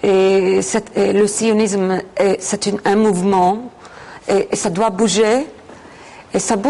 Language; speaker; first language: French; non-native, fluent; Hebrew